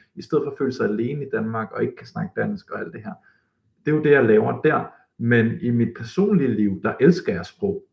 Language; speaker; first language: Danish; native; Danish